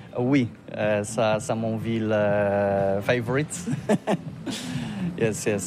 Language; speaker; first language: French; non-native, learner; Polish